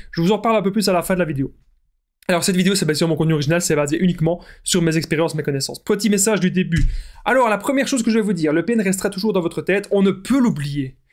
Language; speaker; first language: French; native; French